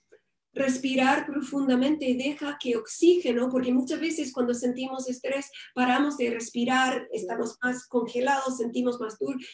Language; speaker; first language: Spanish; non-native, fluent; English